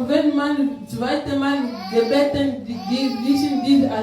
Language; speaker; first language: German; non-native, learner; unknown